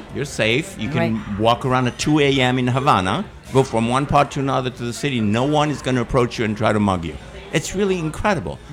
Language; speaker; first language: English; non-native, fluent; Spanish